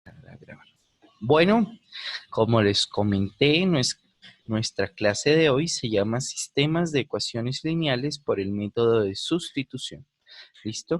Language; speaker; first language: Spanish; native; Spanish